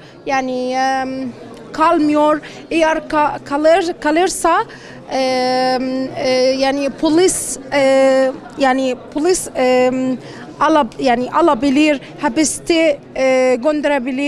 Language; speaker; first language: Turkish; non-native, learner; Arabic